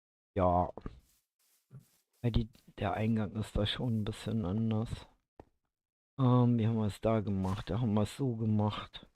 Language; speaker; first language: German; native; German